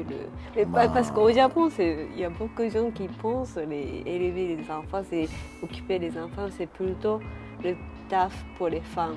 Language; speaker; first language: French; non-native, learner; Japanese